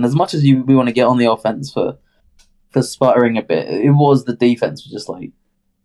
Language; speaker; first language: English; native; English